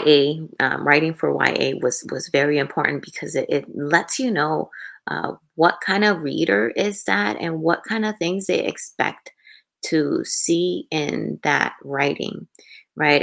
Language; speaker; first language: English; non-native, fluent; Spanish